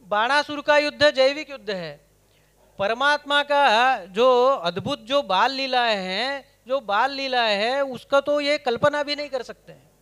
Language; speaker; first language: Hindi; non-native, local second language; Kannada